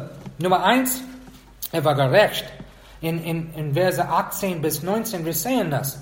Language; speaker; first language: German; non-native, fluent; English